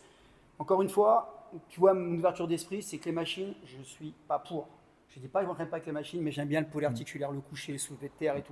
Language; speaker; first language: French; native; French